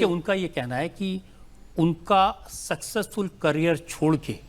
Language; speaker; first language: Hindi; native; Hindi